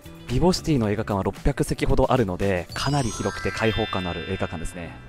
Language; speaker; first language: Japanese; native; Japanese